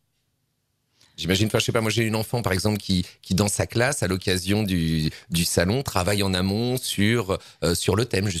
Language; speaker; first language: French; native; French